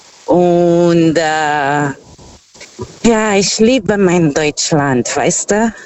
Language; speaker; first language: German; non-native, fluent; Portuguese